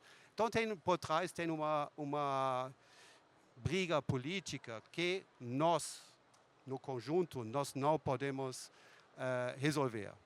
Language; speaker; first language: Portuguese; non-native, fluent; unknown